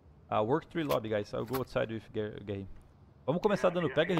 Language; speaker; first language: English; non-native, fluent; Portuguese